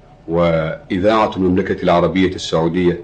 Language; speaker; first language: Arabic; native; Arabic